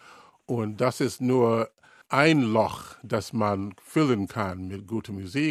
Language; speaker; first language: German; non-native, learner; English